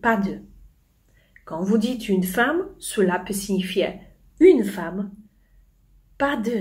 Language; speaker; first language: French; non-native, fluent; Polish